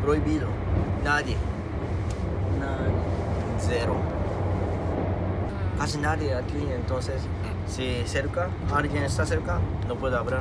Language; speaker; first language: Spanish; non-native, learner; Japanese